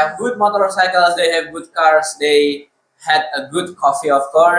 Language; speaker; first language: English; non-native, learner; Indonesian